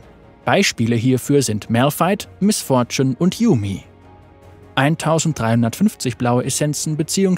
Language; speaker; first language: German; native; German